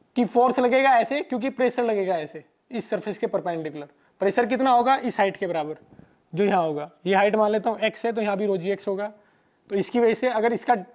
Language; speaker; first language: Hindi; non-native, local second language; Gujarati